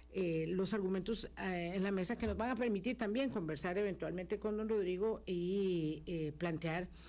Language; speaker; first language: Spanish; native; Spanish